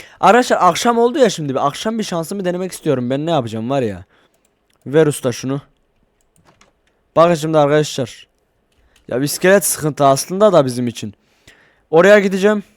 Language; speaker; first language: Turkish; native; Turkish